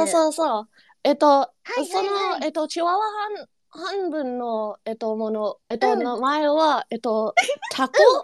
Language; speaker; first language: Japanese; non-native, learner; English